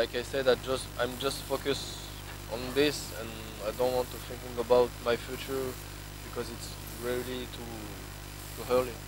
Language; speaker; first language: English; non-native, learner; French